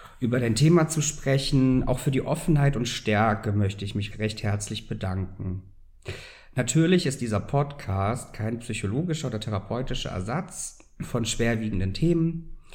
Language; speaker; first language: German; native; German